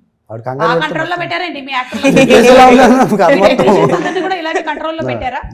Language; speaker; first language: Telugu; native; Telugu